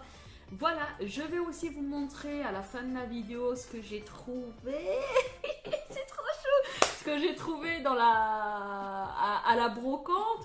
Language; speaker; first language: French; native; French